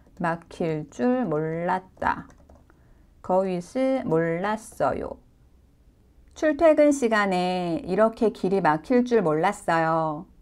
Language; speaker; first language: Korean; non-native, fluent; Chinese